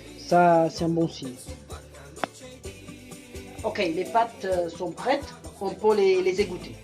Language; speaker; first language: French; non-native, fluent; Italian